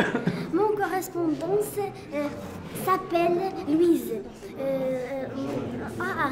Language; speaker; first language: French; non-native, learner; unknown